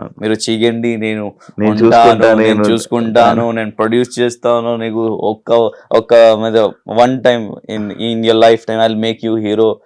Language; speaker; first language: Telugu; non-native, learner; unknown